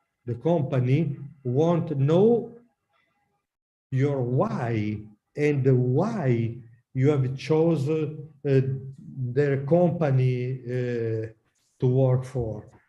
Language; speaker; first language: English; non-native, learner; Italian